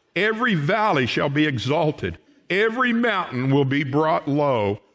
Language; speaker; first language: English; native; English